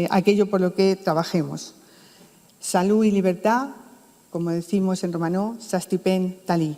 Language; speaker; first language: Spanish; native; Spanish